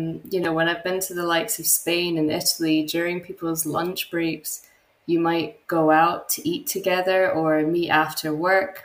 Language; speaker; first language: English; native; English